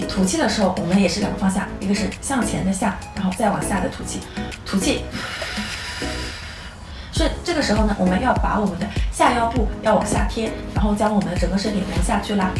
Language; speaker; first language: Chinese; native; Chinese